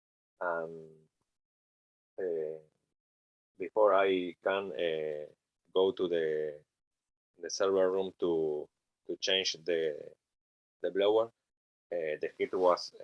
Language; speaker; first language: English; non-native, learner; Spanish